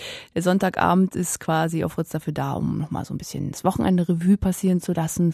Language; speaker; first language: German; native; German